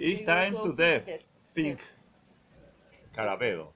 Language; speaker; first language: English; non-native, learner; Spanish